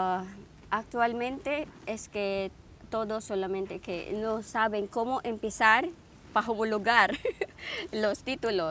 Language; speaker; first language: Spanish; non-native, fluent; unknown